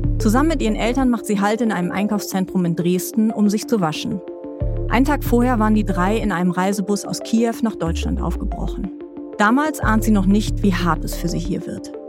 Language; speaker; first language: German; native; German